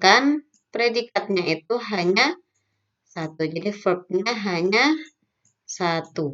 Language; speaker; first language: Indonesian; native; Indonesian